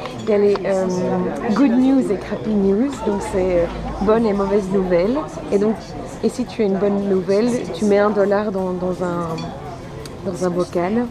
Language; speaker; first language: French; native; French